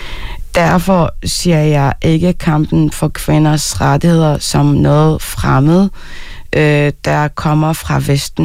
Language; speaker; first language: Danish; non-native, fluent; Arabic